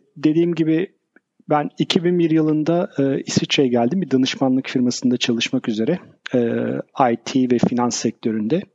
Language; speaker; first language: Turkish; native; Turkish